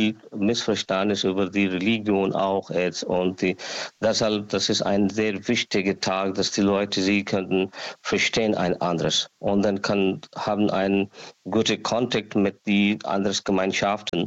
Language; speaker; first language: German; non-native, learner; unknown